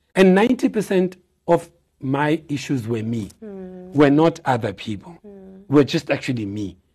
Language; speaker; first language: English; non-native, local second language; Xhosa